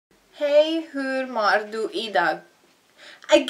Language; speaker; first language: Swedish; non-native, learner; Italian